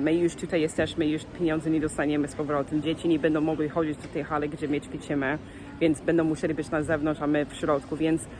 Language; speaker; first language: Polish; non-native, fluent; English